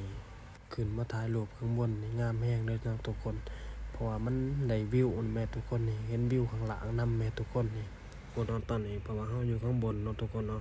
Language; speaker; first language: Thai; non-native, local second language; Lao